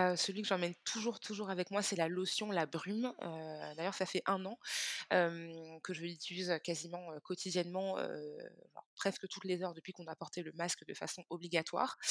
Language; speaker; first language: French; early bilingual, other home language; Hebrew